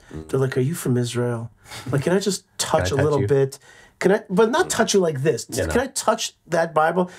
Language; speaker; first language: English; native; English